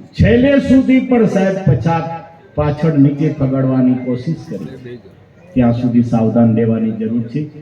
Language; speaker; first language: Gujarati; non-native, local second language; Kachhi